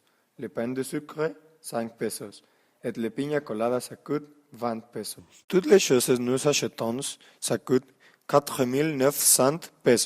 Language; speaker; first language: French; non-native, learner; Spanish